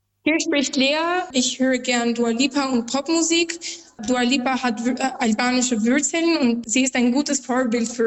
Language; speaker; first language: German; non-native, learner; Albanian